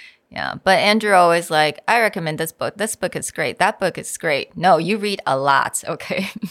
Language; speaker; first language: English; non-native, fluent; Chinese